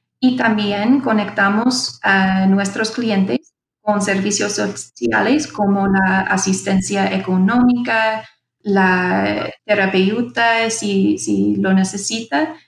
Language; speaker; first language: Spanish; non-native, fluent; English